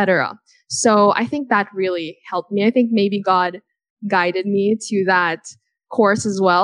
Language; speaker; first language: English; native; English